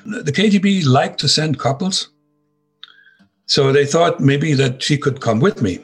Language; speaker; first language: English; non-native, fluent; German